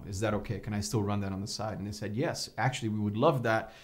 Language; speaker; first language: English; non-native, fluent; Portuguese